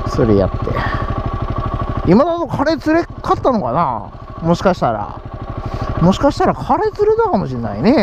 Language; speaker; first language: Japanese; native; Japanese